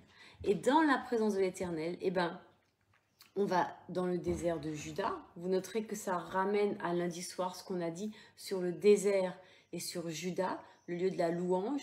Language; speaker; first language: French; native; French